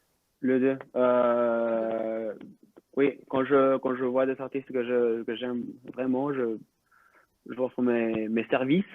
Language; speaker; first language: French; non-native, local second language; Spanish